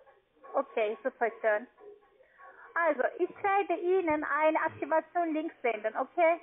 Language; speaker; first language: German; non-native, learner; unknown